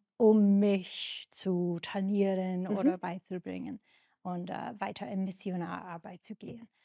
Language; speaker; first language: German; non-native, learner; English